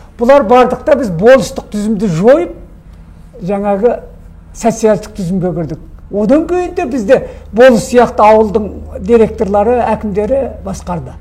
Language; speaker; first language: Kazakh; early bilingual, heritage; Kazakh